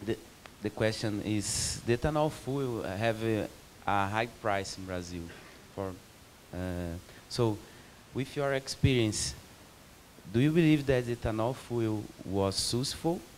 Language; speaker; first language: English; non-native, fluent; Portuguese